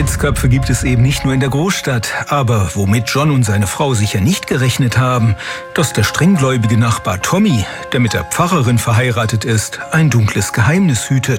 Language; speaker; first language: German; native; German